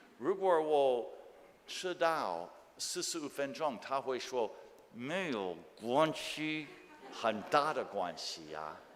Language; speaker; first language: Chinese; non-native, fluent; English